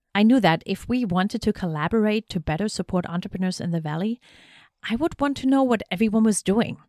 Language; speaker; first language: English; non-native, fluent; German